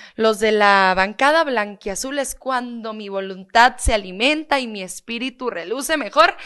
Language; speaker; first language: Spanish; native; Spanish